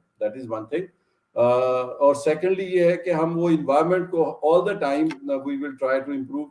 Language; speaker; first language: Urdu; native; Urdu